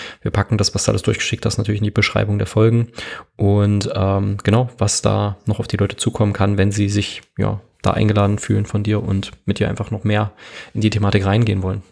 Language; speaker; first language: German; native; German